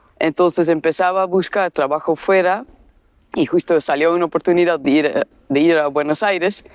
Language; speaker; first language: Spanish; non-native, fluent; Dutch